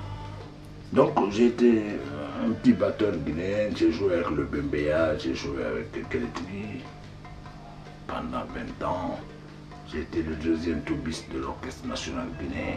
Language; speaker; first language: French; non-native, local second language; Mandingo